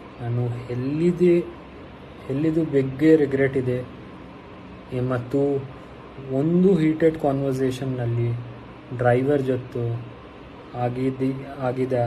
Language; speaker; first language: Kannada; non-native, learner; Hindi